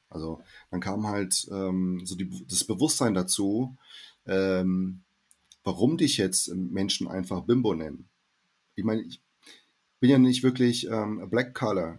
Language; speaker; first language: German; early bilingual, heritage; German